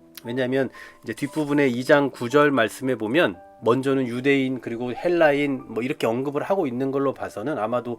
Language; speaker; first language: Korean; native; Korean